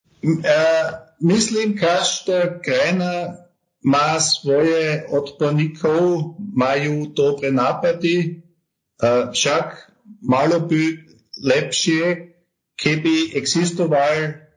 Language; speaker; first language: Slovak; non-native, learner; German